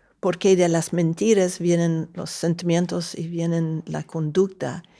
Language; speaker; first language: Spanish; non-native, fluent; English